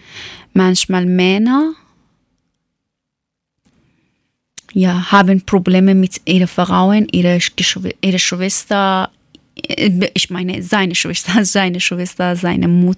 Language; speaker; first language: German; non-native, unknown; Persian